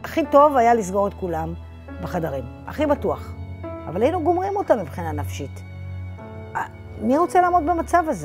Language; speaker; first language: Hebrew; native; Hebrew